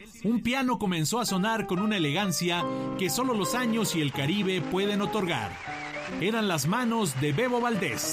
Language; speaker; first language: Spanish; native; Spanish